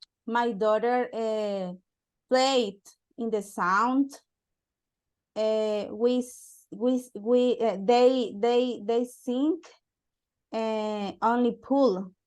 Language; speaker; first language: English; non-native, learner; Spanish